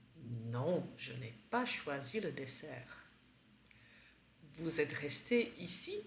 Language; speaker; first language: French; non-native, fluent; Czech